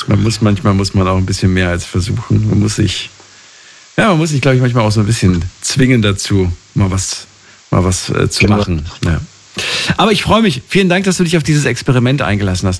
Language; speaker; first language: German; native; German